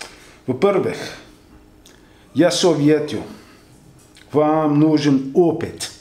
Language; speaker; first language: Russian; non-native, learner; English